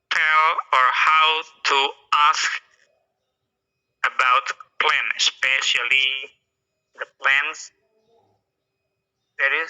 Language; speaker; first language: English; non-native, fluent; Indonesian